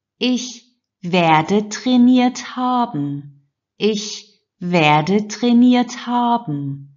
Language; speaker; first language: German; non-native, fluent; Turkish